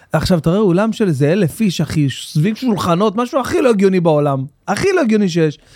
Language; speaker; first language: Hebrew; native; Hebrew